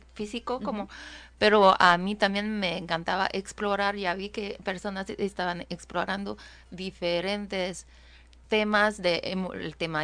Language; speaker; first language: Spanish; non-native, fluent; French